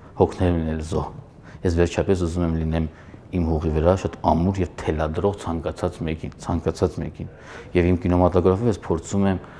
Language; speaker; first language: Armenian; native; Armenian